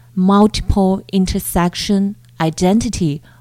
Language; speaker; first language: English; non-native, fluent; Chinese